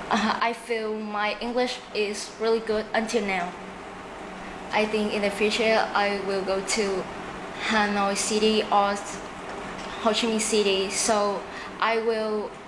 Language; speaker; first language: English; non-native, learner; Vietnamese